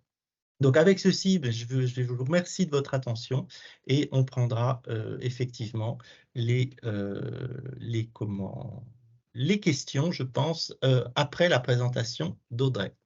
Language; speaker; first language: French; native; French